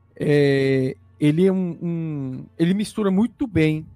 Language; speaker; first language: Portuguese; early bilingual, other home language; Italian